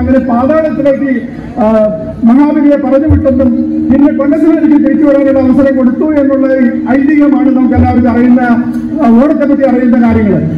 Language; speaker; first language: Malayalam; early bilingual, heritage; Malayalam